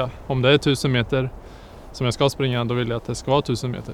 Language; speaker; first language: Swedish; native; Swedish